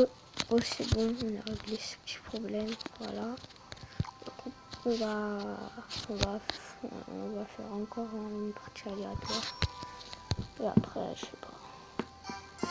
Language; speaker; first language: French; native; French